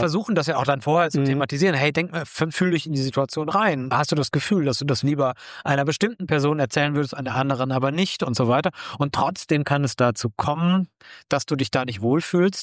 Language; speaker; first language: German; native; German